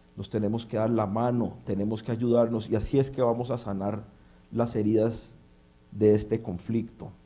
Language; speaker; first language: Spanish; early bilingual, heritage; Spanish